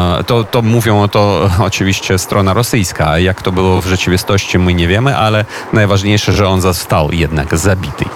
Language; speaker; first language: Polish; non-native, fluent; Ukrainian